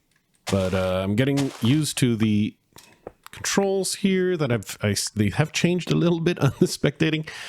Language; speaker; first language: English; native; English